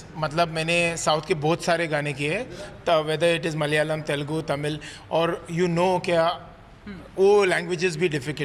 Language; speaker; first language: Hindi; native; Hindi